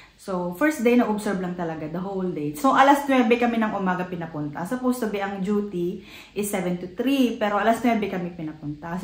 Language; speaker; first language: Filipino; native; Filipino